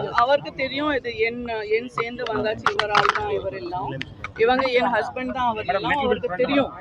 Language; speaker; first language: Tamil; non-native, local second language; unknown